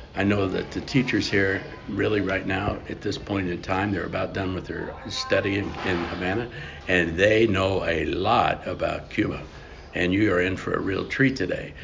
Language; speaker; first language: English; native; English